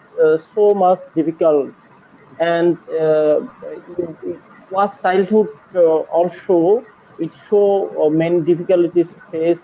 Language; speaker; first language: English; non-native, learner; Bangla